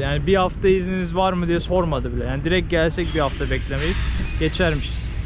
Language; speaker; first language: Turkish; native; Turkish